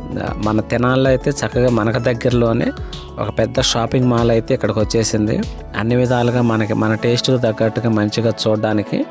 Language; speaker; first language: Telugu; native; Telugu